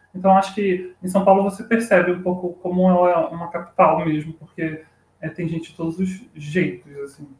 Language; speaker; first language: Portuguese; native; Portuguese